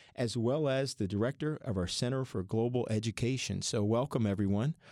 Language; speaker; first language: English; native; English